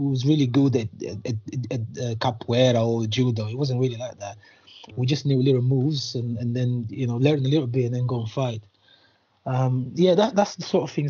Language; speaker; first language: English; non-native, fluent; Portuguese